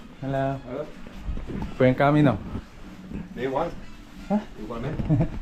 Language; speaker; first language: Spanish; non-native, learner; Korean